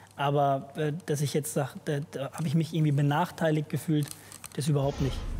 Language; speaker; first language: German; early bilingual, other home language; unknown